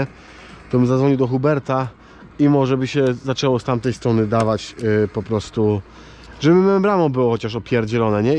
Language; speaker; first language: Polish; native; Polish